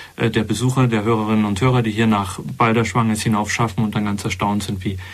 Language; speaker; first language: German; native; German